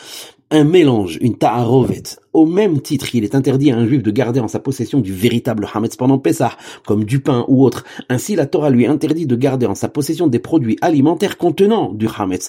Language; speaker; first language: French; native; French